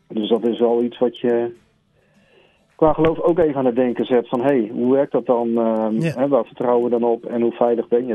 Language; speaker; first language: Dutch; native; Dutch